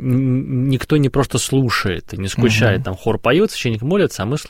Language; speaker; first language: Russian; native; Russian